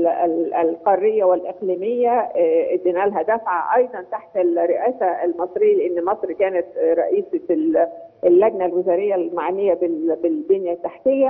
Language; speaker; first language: Arabic; native; Arabic